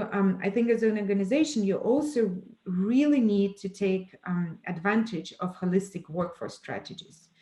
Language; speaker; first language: English; non-native, fluent; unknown